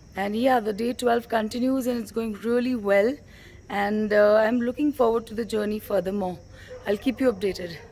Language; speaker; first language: English; non-native, local second language; Hindi